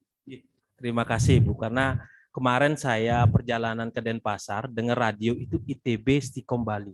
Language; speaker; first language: Indonesian; native; Indonesian